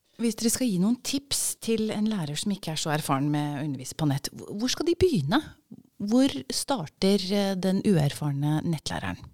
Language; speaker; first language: Norwegian; native; Norwegian